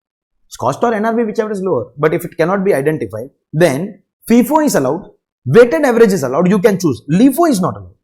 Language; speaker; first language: English; non-native, local second language; Hindi